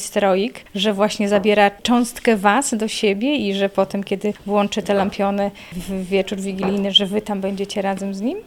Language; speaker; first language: Polish; native; Polish